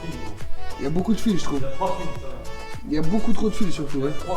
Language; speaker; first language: French; native; French